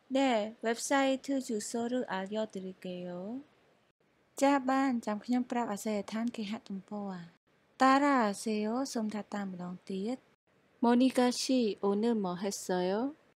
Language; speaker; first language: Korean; non-native, fluent; Khmer